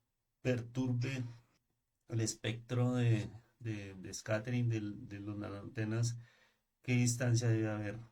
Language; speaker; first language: Spanish; native; Spanish